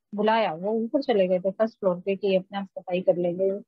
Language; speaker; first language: Hindi; native; Hindi